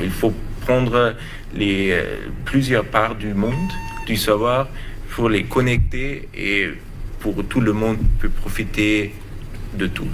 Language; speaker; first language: French; non-native, learner; German